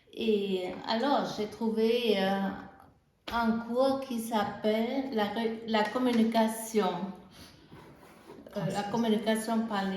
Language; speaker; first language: French; non-native, fluent; German